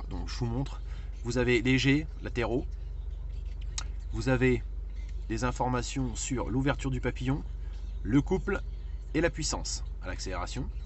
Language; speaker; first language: French; native; French